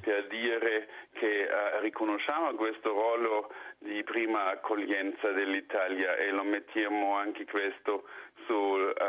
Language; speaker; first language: Italian; non-native, fluent; German